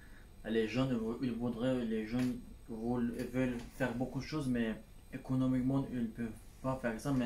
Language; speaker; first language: French; non-native, learner; Turkish